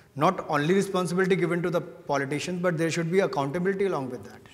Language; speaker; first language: English; non-native, local second language; Hindi